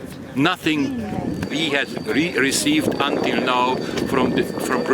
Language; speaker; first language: English; non-native, fluent; Hungarian